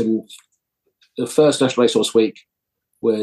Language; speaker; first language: English; native; English